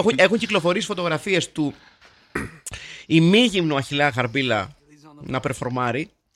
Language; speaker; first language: Greek; native; Greek